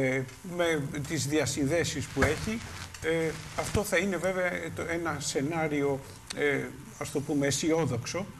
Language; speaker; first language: Greek; native; Greek